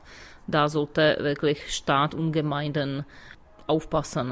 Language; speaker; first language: German; non-native, fluent; Czech